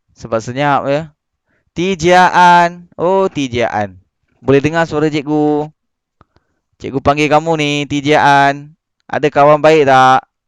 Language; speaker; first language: Malay; native; Malay